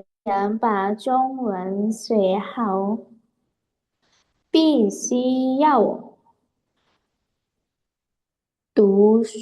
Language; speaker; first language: Chinese; non-native, learner; Lao